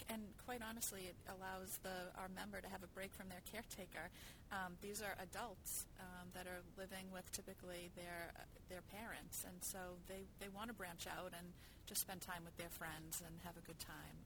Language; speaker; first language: English; native; English